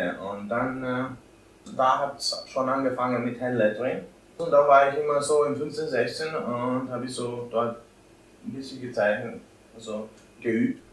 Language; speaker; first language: German; non-native, fluent; Albanian